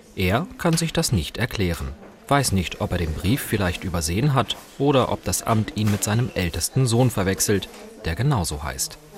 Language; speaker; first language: German; native; German